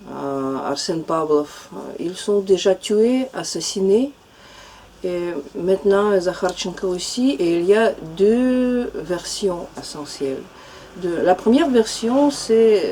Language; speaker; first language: French; non-native, fluent; Russian